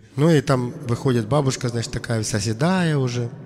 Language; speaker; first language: Russian; non-native, local second language; Ukrainian